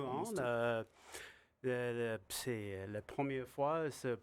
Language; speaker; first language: French; non-native, learner; English